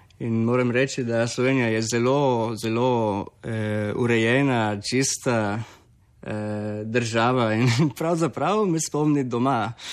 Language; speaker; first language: Slovenian; non-native, learner; English